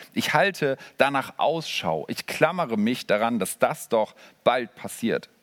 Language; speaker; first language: German; native; German